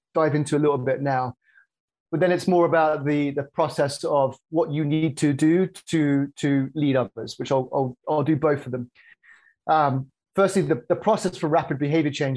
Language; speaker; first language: English; native; English